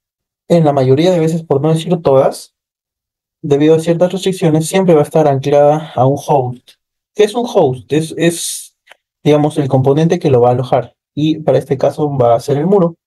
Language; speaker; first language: Spanish; native; Spanish